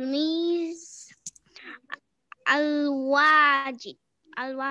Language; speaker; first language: Arabic; non-native, learner; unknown